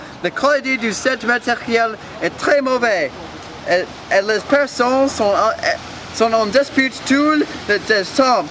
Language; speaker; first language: French; non-native, learner; English